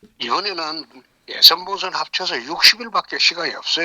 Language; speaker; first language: Korean; native; Korean